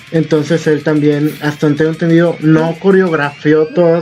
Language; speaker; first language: Spanish; native; Spanish